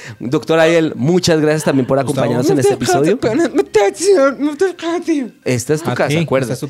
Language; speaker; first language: Spanish; native; Spanish